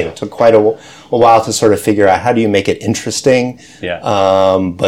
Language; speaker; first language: English; native; English